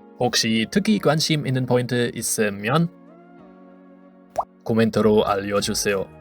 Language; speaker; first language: Korean; non-native, fluent; German